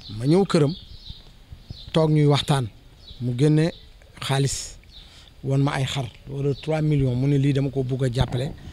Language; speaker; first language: Wolof; non-native, local second language; Fula